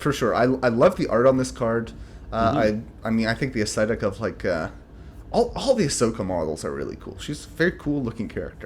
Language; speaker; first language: English; native; English